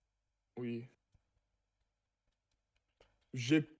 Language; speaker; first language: French; non-native, learner; Russian